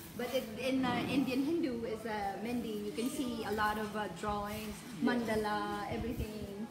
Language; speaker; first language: English; non-native, local second language; Filipino